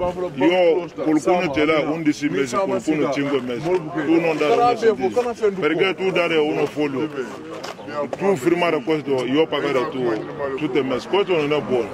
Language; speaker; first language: Italian; non-native, learner; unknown